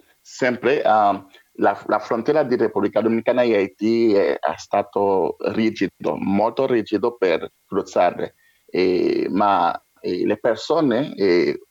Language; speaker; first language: Italian; non-native, learner; French